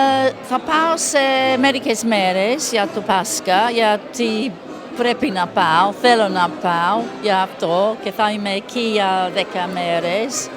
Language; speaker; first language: Greek; non-native, learner; English